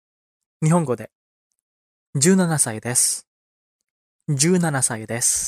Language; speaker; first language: Japanese; non-native, fluent; Indonesian